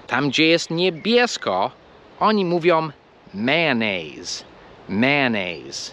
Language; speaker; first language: Polish; non-native, fluent; English